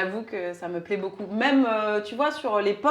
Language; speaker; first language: French; native; French